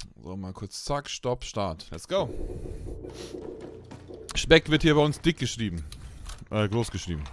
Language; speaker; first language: German; native; German